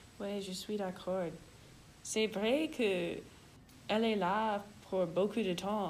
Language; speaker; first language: French; non-native, learner; English